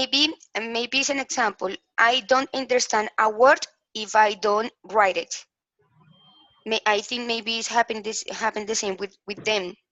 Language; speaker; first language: English; non-native, learner; Spanish